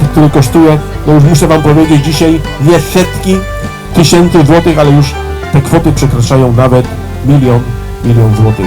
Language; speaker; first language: Polish; native; Polish